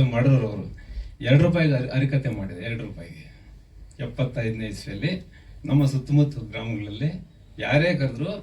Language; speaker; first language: Kannada; native; Kannada